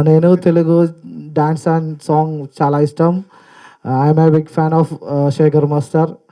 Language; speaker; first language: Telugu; non-native, learner; Malayalam